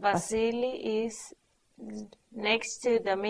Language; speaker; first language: English; non-native, learner; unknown